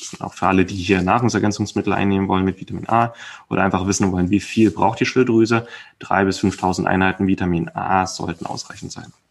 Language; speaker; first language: German; native; German